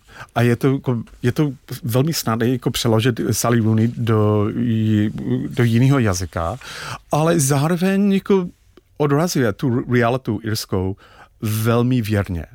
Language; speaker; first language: Czech; non-native, fluent; English